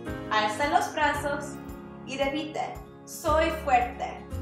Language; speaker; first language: Spanish; non-native, learner; English